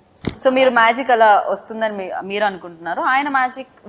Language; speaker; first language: Telugu; native; Telugu